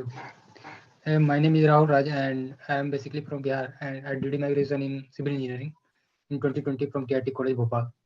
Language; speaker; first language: English; non-native, learner; Hindi